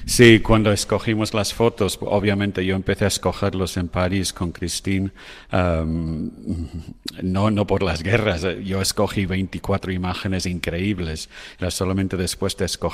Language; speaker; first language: Spanish; non-native, fluent; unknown